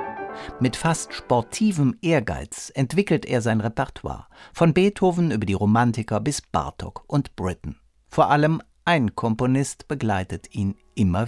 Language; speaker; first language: German; native; German